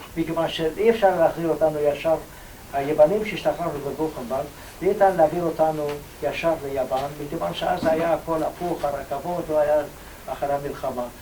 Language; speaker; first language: Hebrew; non-native, fluent; Ladino